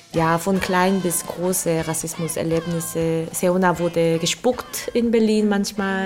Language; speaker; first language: German; non-native, fluent; Korean